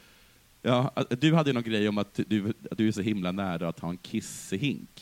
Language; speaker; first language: Swedish; native; Swedish